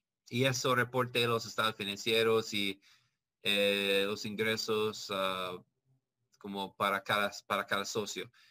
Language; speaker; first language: Spanish; non-native, learner; English